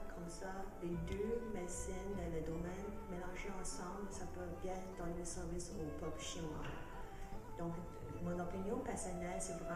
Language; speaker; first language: French; non-native, fluent; Chinese